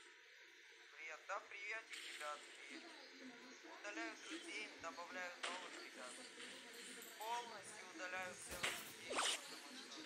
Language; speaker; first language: Russian; native; Russian